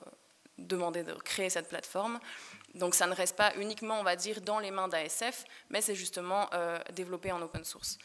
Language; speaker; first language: French; native; French